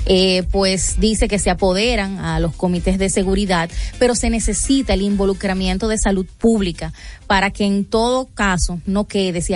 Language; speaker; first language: Spanish; native; Spanish